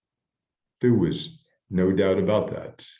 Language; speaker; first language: English; native; English